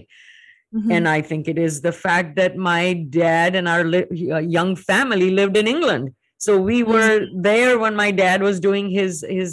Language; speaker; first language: English; non-native, local second language; Hindi